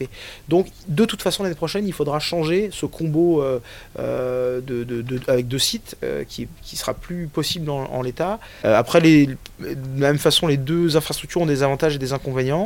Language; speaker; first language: French; native; French